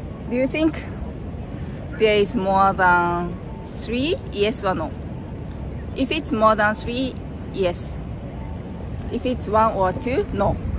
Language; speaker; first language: English; non-native, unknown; Japanese